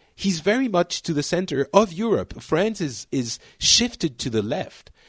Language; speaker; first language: English; non-native, fluent; French